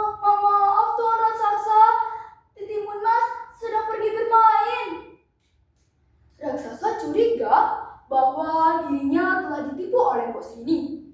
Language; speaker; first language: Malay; non-native, local second language; Balinese